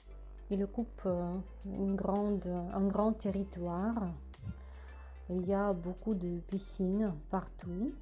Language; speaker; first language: French; non-native, learner; Russian